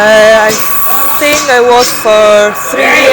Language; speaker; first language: English; non-native, fluent; Greek